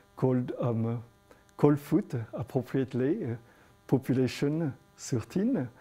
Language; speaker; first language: English; non-native, fluent; French